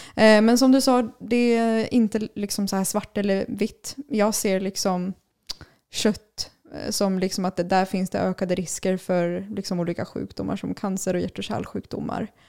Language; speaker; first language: Swedish; native; Swedish